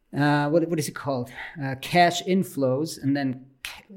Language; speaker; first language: English; non-native, fluent; Swiss German